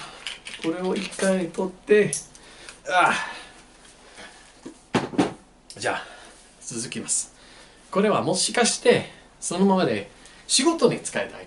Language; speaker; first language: Japanese; non-native, fluent; English